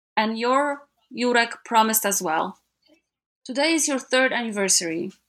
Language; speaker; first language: English; non-native, fluent; Polish